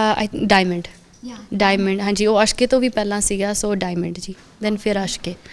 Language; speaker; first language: Punjabi; early bilingual, heritage; Punjabi